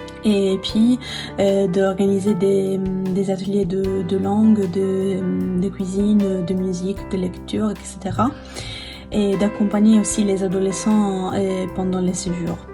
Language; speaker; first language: French; non-native, fluent; Italian